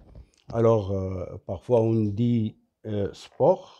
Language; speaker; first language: French; non-native, local second language; Arabic